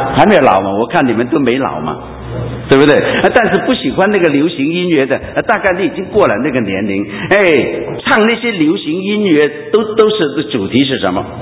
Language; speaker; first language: Chinese; non-native, local second language; Cantonese